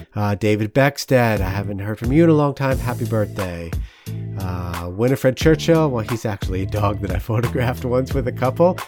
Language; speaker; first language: English; native; English